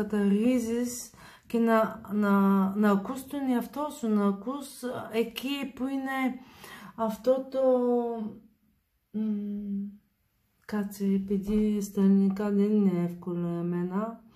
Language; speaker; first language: Greek; non-native, learner; Bulgarian